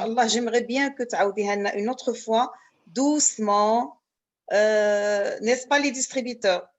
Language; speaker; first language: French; non-native, local second language; Arabic